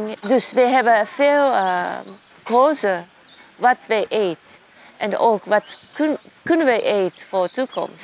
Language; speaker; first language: Dutch; non-native, learner; Japanese